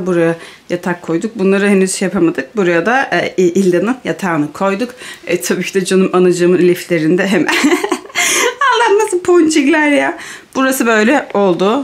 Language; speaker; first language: Turkish; native; Turkish